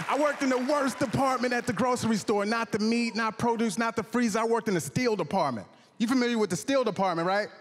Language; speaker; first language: English; native; English